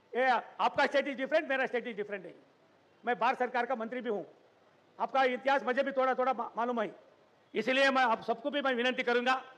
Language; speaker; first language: Hindi; non-native, local second language; Kannada